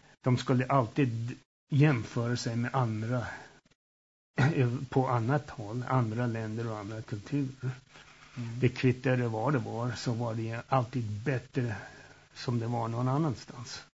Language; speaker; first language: Swedish; early bilingual, heritage; Swedish